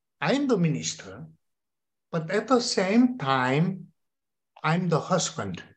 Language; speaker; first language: English; non-native, learner; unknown